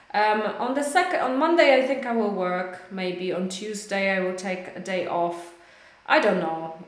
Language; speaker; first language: English; non-native, fluent; Polish